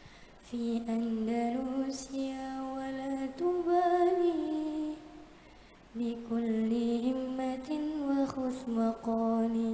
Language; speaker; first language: Arabic; non-native, learner; Indonesian